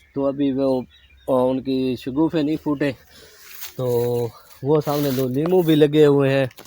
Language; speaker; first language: Urdu; non-native, local second language; Saraiki